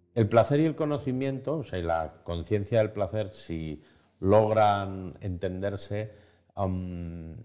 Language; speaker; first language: Spanish; native; Spanish